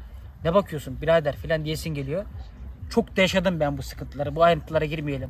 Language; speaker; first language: Turkish; native; Turkish